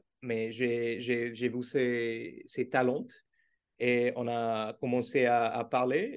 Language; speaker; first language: French; non-native, learner; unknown